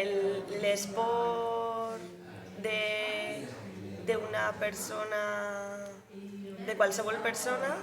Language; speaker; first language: Catalan; non-native, learner; Spanish